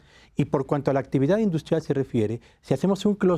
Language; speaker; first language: Spanish; native; Spanish